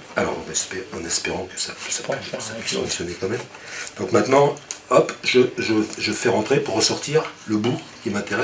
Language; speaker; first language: French; native; French